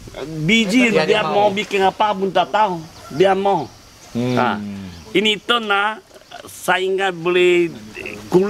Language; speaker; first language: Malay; non-native, local second language; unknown